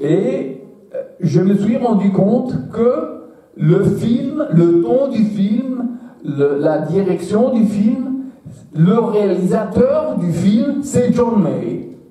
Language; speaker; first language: French; non-native, fluent; Italian